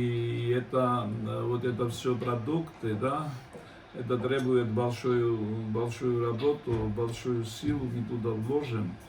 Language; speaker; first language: Russian; non-native, fluent; Georgian